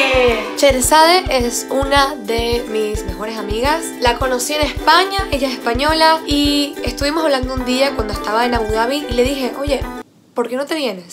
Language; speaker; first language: Spanish; native; Spanish